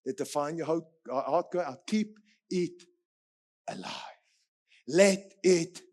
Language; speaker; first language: English; non-native, local second language; Afrikaans